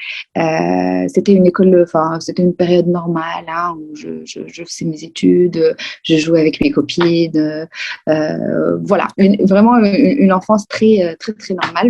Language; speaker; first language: French; non-native, local second language; Arabic